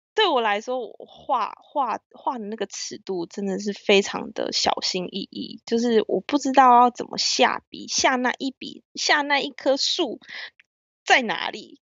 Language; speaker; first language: Chinese; native; Chinese